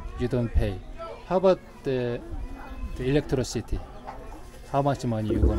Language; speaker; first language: English; non-native, learner; Korean